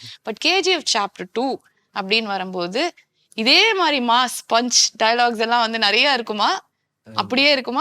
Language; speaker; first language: Tamil; native; Tamil